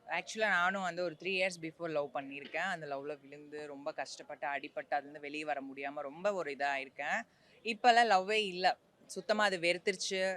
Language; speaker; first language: Tamil; native; Tamil